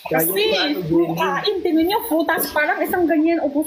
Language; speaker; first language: Filipino; non-native, learner; Chinese